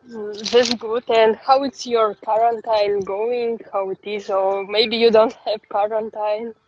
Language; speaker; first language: English; non-native, fluent; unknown